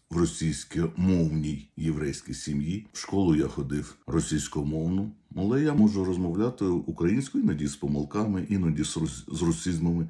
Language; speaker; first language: Ukrainian; non-native, local second language; Russian